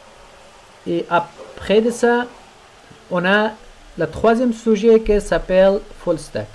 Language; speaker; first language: French; non-native, learner; Persian